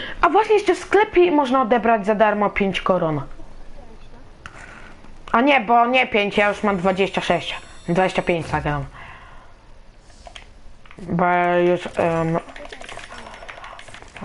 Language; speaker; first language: Polish; native; Polish